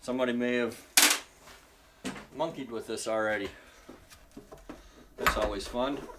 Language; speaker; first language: English; native; English